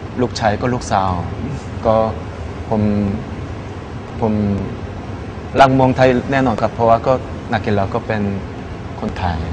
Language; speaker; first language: Thai; non-native, learner; Korean